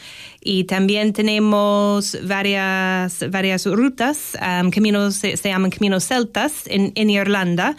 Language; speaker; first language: Spanish; non-native, fluent; English